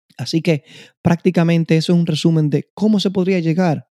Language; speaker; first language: Spanish; native; Spanish